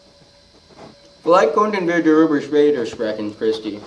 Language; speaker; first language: German; non-native, learner; English